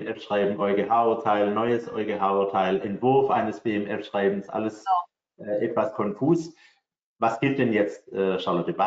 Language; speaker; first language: German; native; German